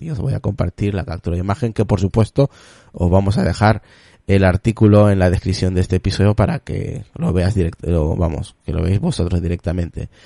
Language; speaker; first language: Spanish; native; Spanish